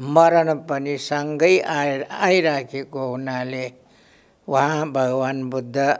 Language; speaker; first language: Nepali; non-native, local second language; Newari